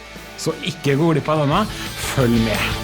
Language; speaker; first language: Norwegian; native; Norwegian